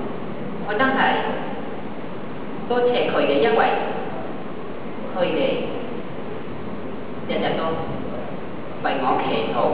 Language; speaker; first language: Cantonese; non-native, learner; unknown